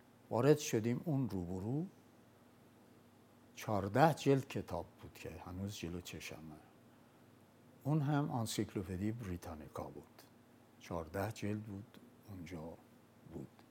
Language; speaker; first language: Persian; non-native, local second language; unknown